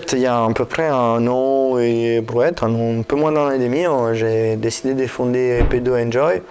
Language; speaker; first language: French; non-native, fluent; Italian